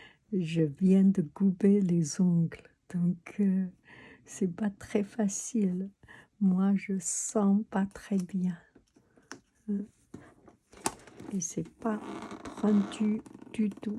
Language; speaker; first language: French; non-native, learner; Chinese